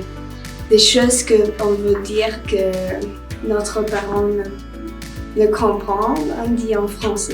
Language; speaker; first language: French; non-native, learner; Lithuanian